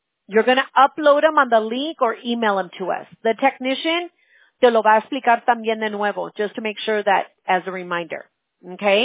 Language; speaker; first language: English; early bilingual, other home language; Spanish